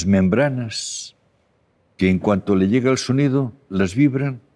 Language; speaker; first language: Spanish; native; Spanish